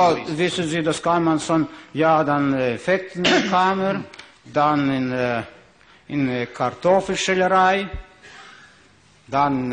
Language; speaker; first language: German; non-native, learner; Ukrainian